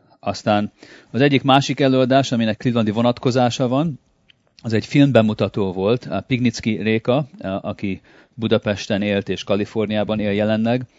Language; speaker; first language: Hungarian; early bilingual, heritage; Hungarian